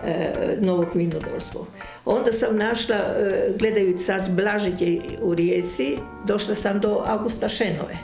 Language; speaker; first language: Croatian; native; Croatian